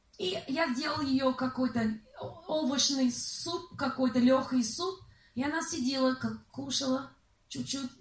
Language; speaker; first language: Russian; non-native, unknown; English